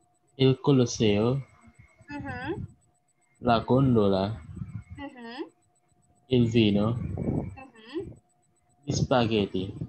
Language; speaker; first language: Italian; non-native, learner; Indonesian